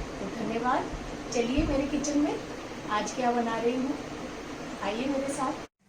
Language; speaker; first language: Hindi; non-native, local second language; Bangla